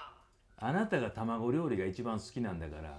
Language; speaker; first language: Japanese; native; Japanese